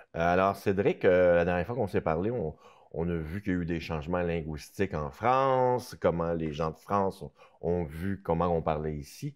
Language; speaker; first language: French; native; French